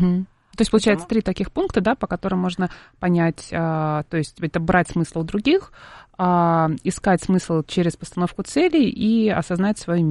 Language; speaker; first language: Russian; native; Russian